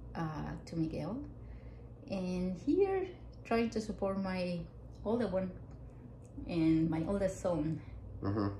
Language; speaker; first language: English; non-native, fluent; Spanish